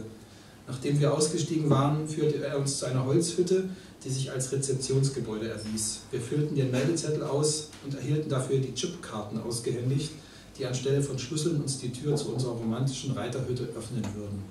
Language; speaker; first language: German; native; German